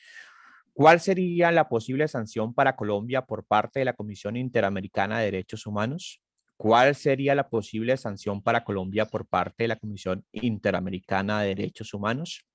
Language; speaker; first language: Spanish; native; Spanish